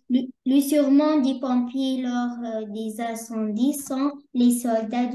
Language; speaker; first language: French; non-native, learner; Arabic